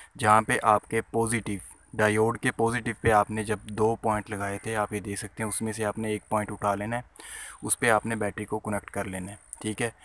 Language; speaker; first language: Urdu; non-native, local second language; Punjabi